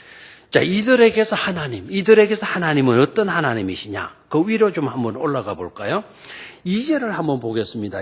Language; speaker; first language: Korean; native; Korean